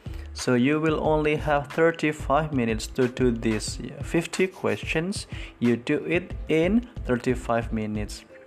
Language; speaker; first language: English; non-native, fluent; Indonesian